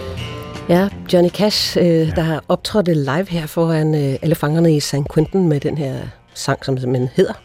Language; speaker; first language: Danish; native; Danish